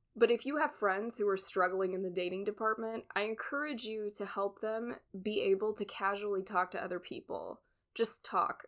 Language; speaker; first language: English; native; English